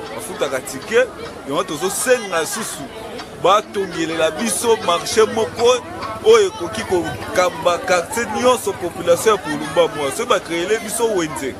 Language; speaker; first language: Lingala; native; Lingala